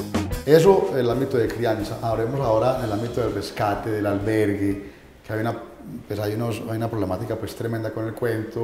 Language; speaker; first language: Spanish; native; Spanish